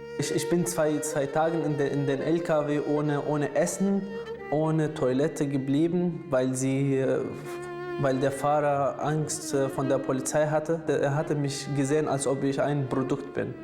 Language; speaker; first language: German; non-native, fluent; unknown